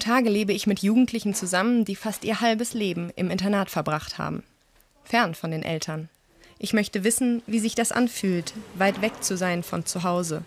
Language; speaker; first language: German; native; German